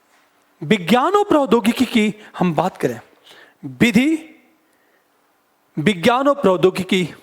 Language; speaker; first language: Hindi; native; Hindi